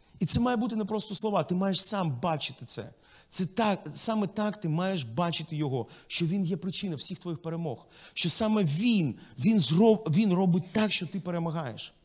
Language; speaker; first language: Ukrainian; non-native, local second language; Russian